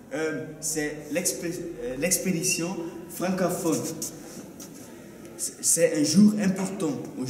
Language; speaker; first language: French; non-native, learner; Dutch